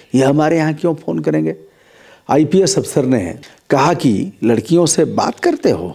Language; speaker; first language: Hindi; native; Hindi